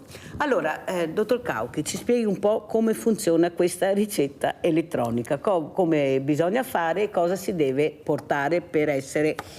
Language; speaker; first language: Italian; native; Italian